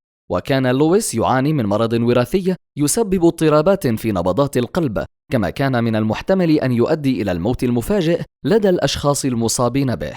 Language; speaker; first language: Arabic; native; Arabic